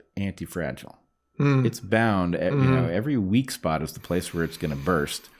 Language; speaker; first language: English; native; English